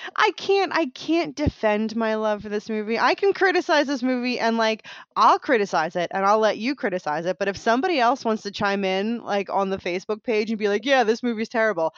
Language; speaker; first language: English; native; English